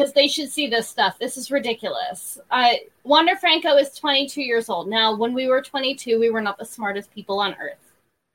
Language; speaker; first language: English; native; English